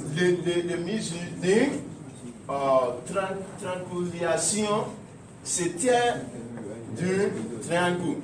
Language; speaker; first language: French; non-native, learner; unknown